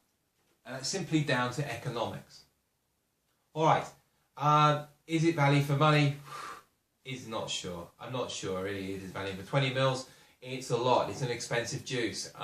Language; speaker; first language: English; native; English